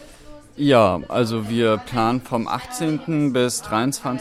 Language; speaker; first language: German; native; German